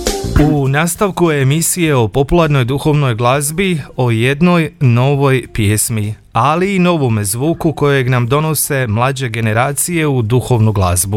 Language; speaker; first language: Croatian; native; Croatian